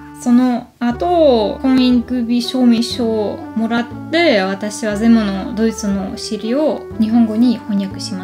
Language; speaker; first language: Japanese; non-native, learner; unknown